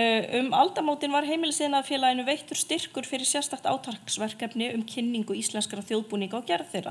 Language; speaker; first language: Icelandic; native; Icelandic